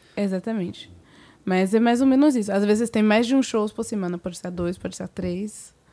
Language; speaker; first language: Portuguese; non-native, fluent; French